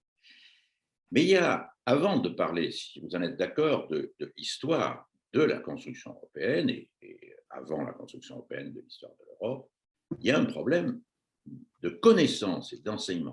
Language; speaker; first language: French; native; French